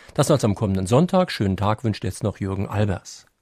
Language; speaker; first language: German; native; German